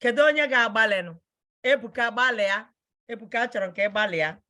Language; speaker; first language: Igbo; native; Igbo